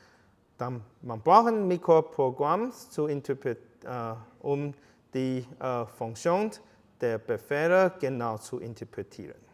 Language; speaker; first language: German; non-native, fluent; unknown